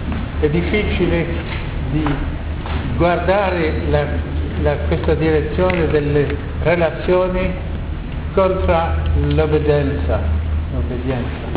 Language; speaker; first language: Italian; non-native, learner; French